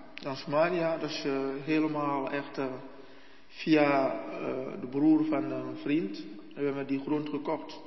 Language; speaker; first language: Dutch; non-native, learner; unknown